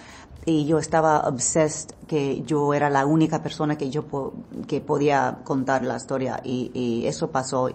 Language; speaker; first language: Spanish; early bilingual, heritage; English